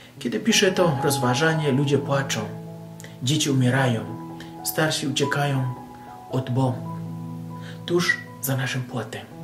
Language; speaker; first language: Polish; non-native, fluent; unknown